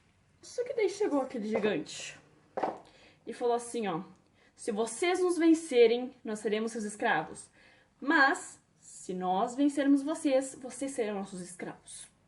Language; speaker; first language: Portuguese; native; Portuguese